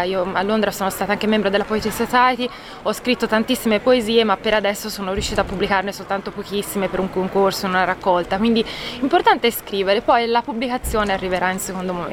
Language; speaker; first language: Italian; native; Italian